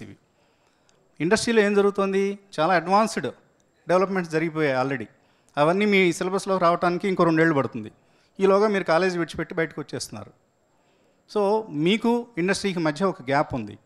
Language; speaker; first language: Telugu; native; Telugu